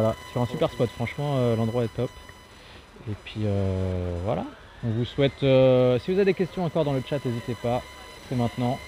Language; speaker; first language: French; native; French